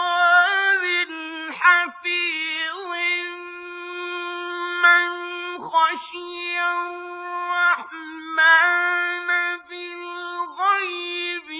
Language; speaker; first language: Arabic; native; Arabic